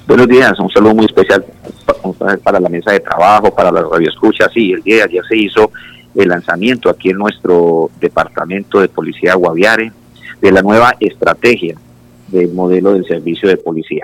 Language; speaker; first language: Spanish; native; Spanish